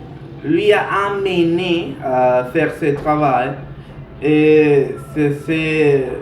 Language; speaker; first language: French; non-native, learner; Spanish